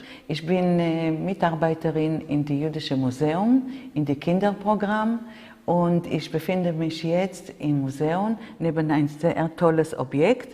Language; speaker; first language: German; non-native, fluent; Hebrew